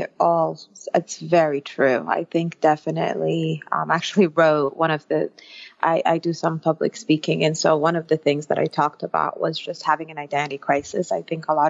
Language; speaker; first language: English; early bilingual, other home language; Arabic